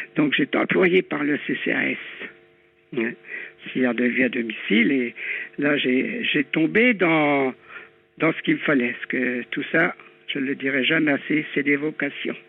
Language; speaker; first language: French; native; French